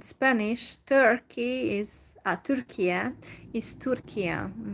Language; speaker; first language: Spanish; non-native, learner; Hungarian